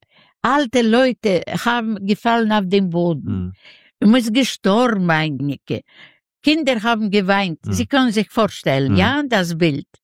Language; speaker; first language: German; non-native, learner; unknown